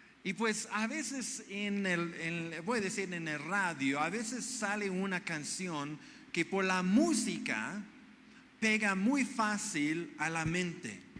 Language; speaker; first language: Spanish; non-native, fluent; English